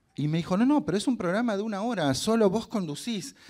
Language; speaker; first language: Spanish; native; Spanish